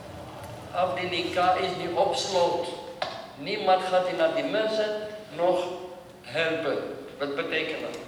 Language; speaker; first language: Dutch; non-native, learner; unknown